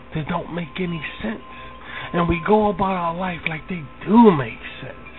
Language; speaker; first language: English; native; English